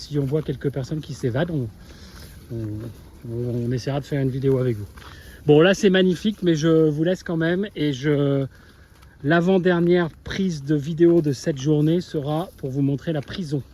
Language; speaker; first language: French; native; French